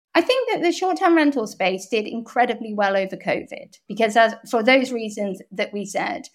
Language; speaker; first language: English; native; English